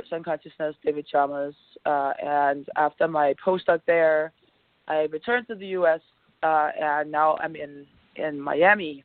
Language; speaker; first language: English; non-native, fluent; Danish